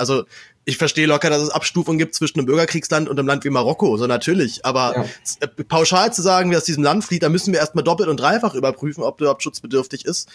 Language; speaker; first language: German; native; German